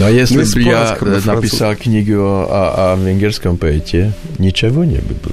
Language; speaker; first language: Russian; non-native, learner; Hungarian